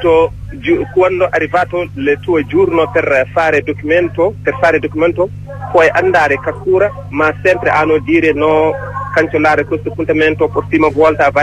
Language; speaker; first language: Italian; non-native, learner; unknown